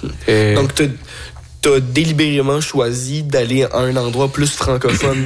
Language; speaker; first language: French; native; French